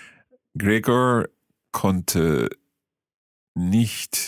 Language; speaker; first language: German; non-native, fluent; English